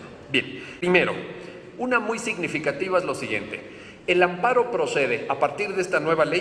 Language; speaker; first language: Spanish; native; Spanish